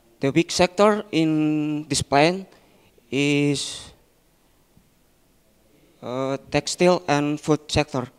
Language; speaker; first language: English; non-native, learner; Indonesian